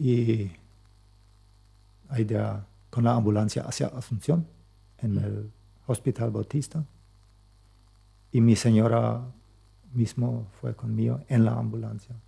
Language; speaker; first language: Spanish; non-native, local second language; Plautdietsch